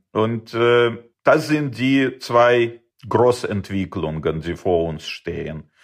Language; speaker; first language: German; non-native, fluent; Russian